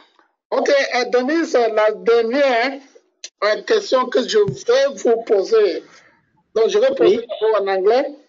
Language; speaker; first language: French; non-native, fluent; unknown